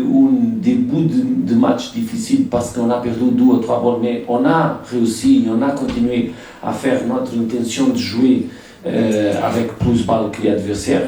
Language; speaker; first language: French; non-native, fluent; Portuguese